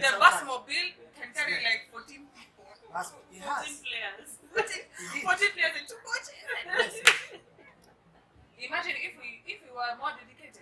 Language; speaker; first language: English; non-native, local second language; Swahili